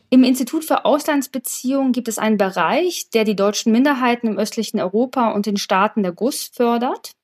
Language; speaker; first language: German; early bilingual, other home language; Polish